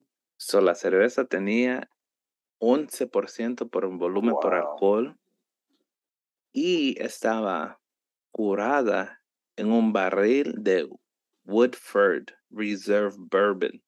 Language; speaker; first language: Spanish; early bilingual, heritage; Spanish